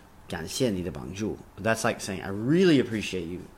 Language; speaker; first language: English; native; English